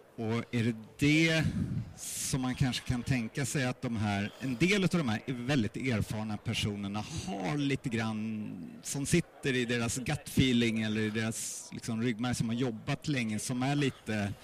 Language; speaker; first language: Swedish; native; Swedish